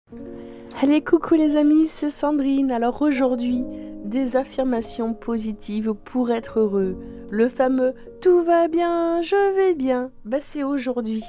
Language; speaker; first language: French; native; French